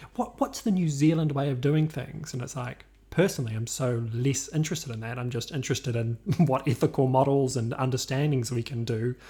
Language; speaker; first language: English; native; English